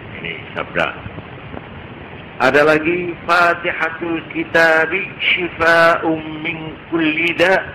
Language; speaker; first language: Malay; non-native, local second language; Javanese